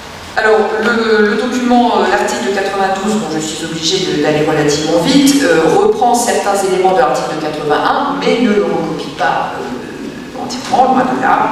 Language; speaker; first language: French; native; French